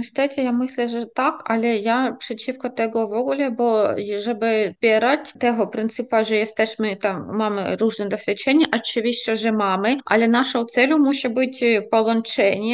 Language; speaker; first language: Polish; non-native, fluent; Ukrainian